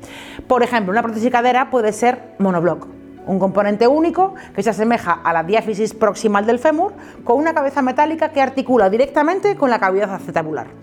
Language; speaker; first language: Spanish; native; Spanish